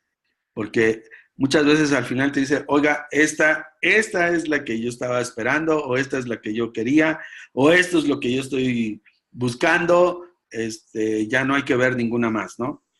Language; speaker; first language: Spanish; native; Spanish